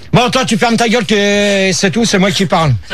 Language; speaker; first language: French; native; French